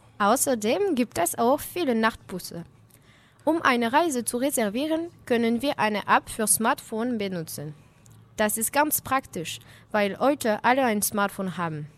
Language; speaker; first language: German; non-native, learner; French